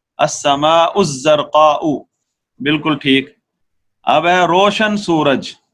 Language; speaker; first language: Urdu; native; Urdu